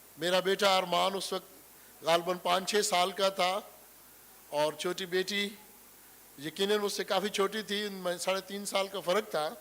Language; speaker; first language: Urdu; non-native, local second language; Punjabi